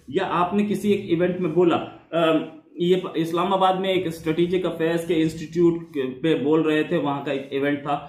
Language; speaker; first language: Hindi; native; Hindi